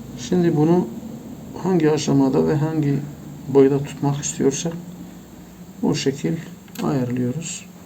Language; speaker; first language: Turkish; native; Turkish